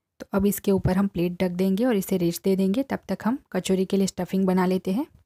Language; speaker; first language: Hindi; non-native, local second language; Gujarati